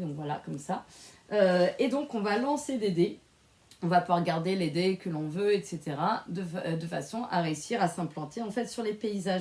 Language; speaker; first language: French; native; French